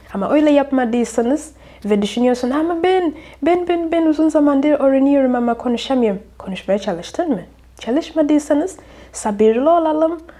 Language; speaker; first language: Turkish; non-native, fluent; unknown